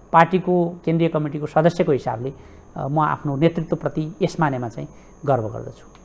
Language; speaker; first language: Nepali; native; Nepali